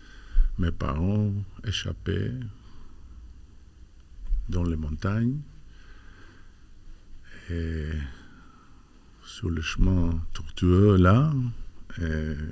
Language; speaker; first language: French; non-native, fluent; Albanian